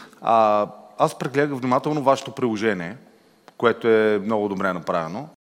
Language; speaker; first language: Bulgarian; native; Bulgarian